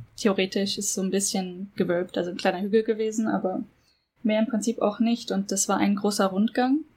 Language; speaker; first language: German; native; German